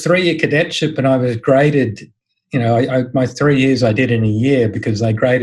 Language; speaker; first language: English; native; English